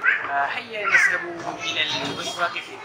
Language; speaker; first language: Arabic; non-native, learner; Malay